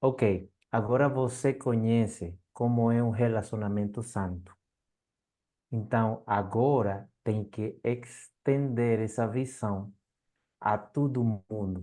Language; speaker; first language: Portuguese; non-native, fluent; Spanish